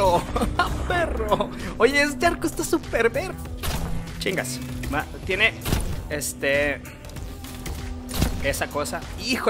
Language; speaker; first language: Spanish; native; Spanish